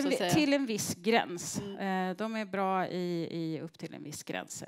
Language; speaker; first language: Swedish; native; Swedish